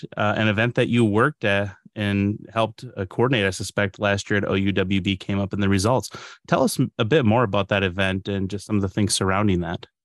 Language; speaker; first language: English; native; English